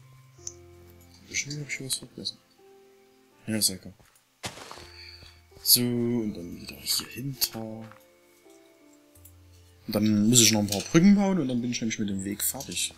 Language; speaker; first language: German; native; German